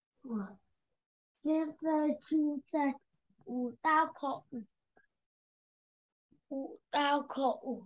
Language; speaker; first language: Chinese; non-native, learner; Vietnamese